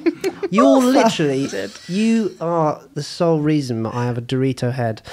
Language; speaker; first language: English; native; English